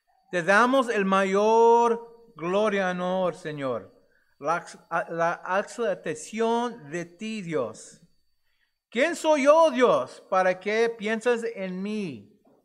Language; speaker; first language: Spanish; non-native, fluent; English